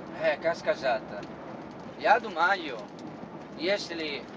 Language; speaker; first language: Russian; non-native, learner; Italian